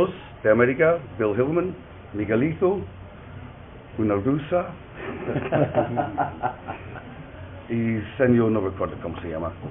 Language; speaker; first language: Spanish; non-native, learner; English